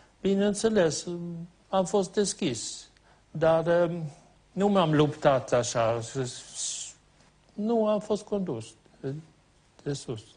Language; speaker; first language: Romanian; non-native, fluent; Swedish